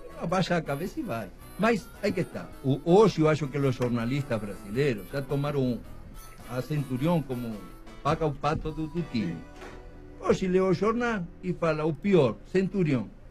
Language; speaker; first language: Portuguese; non-native, fluent; Spanish